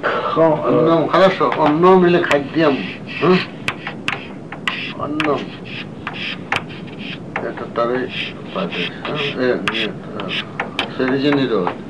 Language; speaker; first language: Russian; non-native, learner; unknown